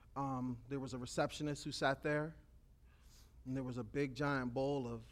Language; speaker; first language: English; native; English